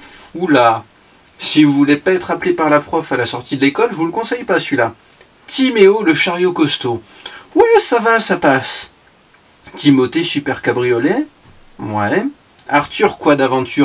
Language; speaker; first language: French; native; French